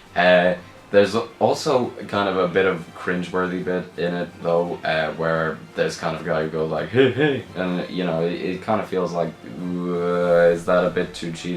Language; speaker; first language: English; native; English